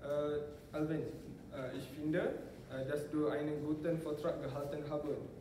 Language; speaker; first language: German; non-native, learner; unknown